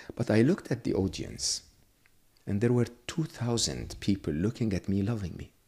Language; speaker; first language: English; non-native, fluent; Arabic